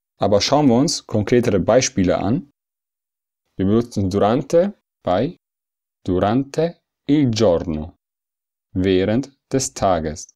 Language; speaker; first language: German; early bilingual, other home language; Italian